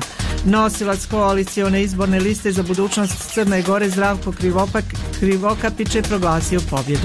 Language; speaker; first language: Croatian; native; Croatian